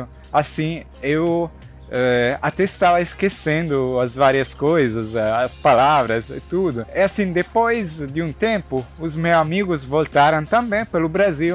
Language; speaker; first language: Portuguese; non-native, fluent; Italian